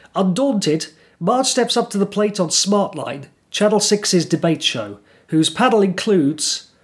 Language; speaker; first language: English; native; English